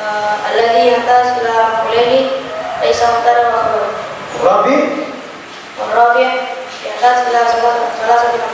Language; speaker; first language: Arabic; non-native, learner; Indonesian